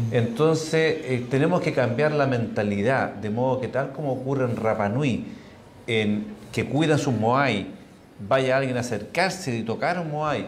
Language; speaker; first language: Spanish; native; Spanish